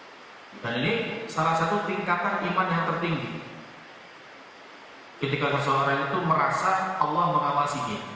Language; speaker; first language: Indonesian; native; Indonesian